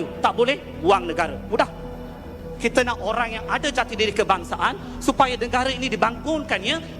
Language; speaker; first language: Malay; native; Malay